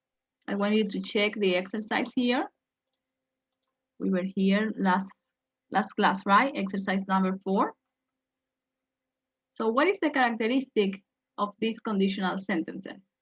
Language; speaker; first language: English; non-native, fluent; Spanish